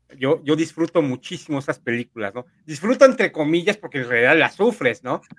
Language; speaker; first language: Spanish; native; Spanish